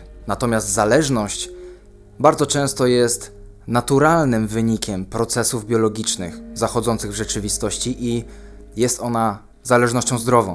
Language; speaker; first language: Polish; native; Polish